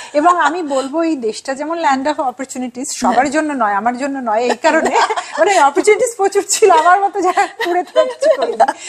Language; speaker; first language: Bangla; native; Bangla